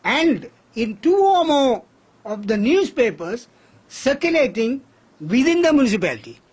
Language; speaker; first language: English; non-native, local second language; Tamil